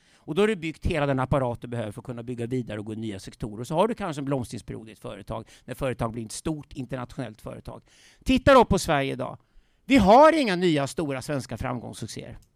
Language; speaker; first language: Swedish; native; Swedish